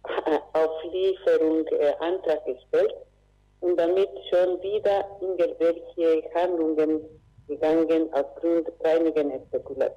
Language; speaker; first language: German; non-native, learner; Spanish